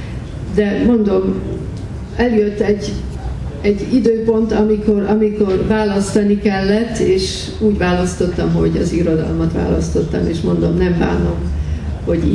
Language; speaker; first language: Hungarian; early bilingual, heritage; Hungarian